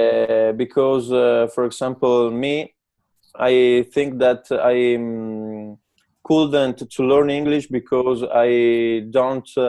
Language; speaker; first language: English; non-native, learner; Italian